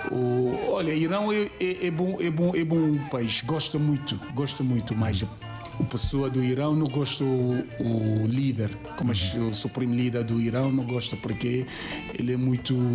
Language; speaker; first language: Portuguese; non-native, learner; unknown